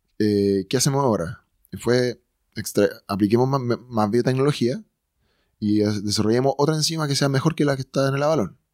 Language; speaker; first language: Spanish; native; Spanish